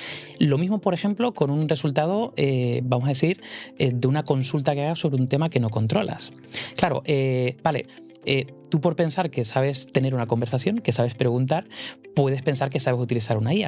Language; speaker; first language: Spanish; native; Spanish